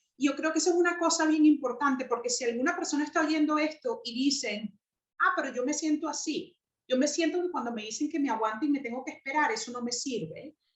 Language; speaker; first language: Spanish; native; Spanish